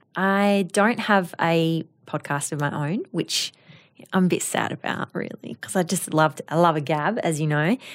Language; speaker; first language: English; native; English